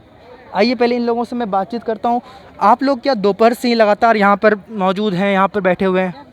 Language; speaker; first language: Hindi; native; Hindi